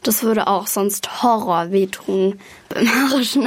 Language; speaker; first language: German; native; German